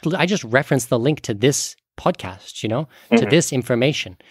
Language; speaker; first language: English; native; English